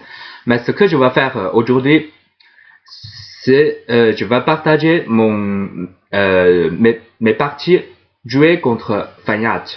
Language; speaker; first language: French; non-native, fluent; Chinese